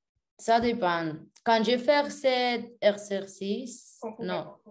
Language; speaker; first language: French; non-native, learner; Spanish